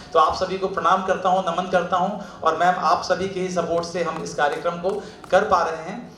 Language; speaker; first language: Hindi; non-native, local second language; Bhojpuri